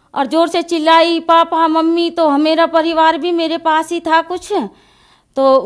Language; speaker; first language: Hindi; native; Hindi